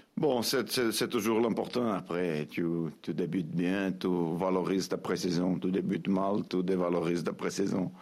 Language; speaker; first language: French; non-native, fluent; Portuguese